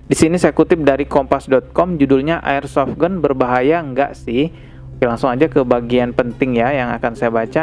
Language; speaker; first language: Indonesian; native; Indonesian